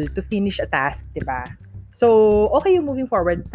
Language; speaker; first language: Filipino; non-native, local second language; Iloko